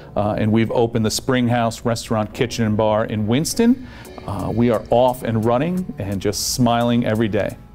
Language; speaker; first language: English; native; English